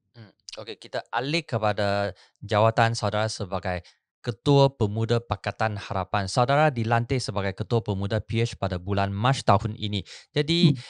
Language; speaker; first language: Malay; non-native, local second language; Chinese